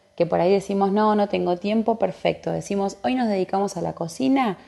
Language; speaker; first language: Spanish; native; Spanish